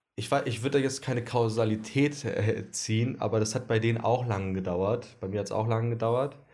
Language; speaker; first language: German; early bilingual, other home language; Greek